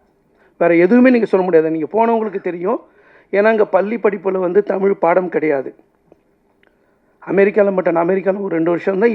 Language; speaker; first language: Tamil; native; Tamil